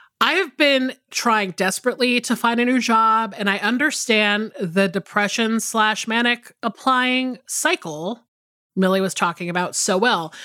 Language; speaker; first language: English; native; English